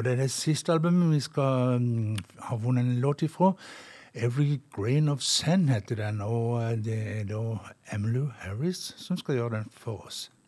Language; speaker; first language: Norwegian; native; Norwegian